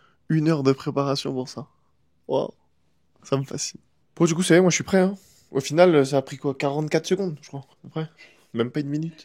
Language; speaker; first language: French; native; French